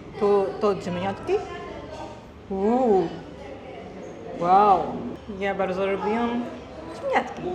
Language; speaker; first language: Polish; non-native, learner; Japanese